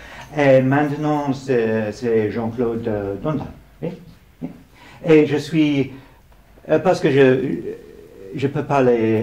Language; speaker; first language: French; non-native, learner; English